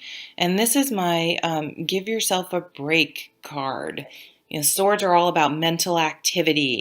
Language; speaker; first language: English; native; English